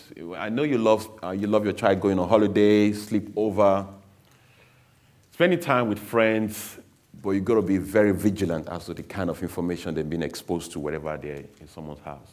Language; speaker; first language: English; non-native, local second language; Yoruba